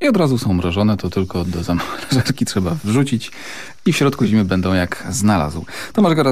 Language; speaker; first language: Polish; native; Polish